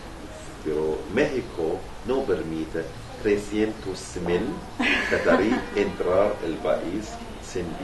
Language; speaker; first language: Spanish; non-native, learner; Arabic